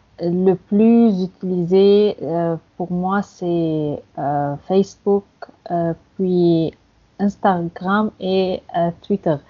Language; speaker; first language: French; non-native, fluent; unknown